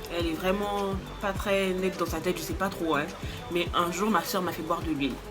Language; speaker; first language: French; native; French